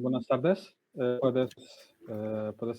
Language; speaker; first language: Spanish; non-native, learner; Polish